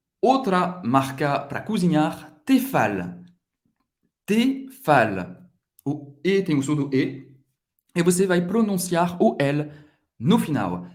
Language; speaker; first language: Portuguese; non-native, fluent; French